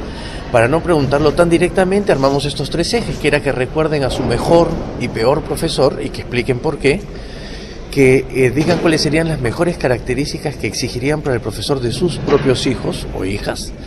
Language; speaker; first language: Spanish; native; Spanish